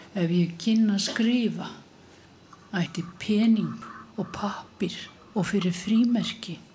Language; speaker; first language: Icelandic; native; Icelandic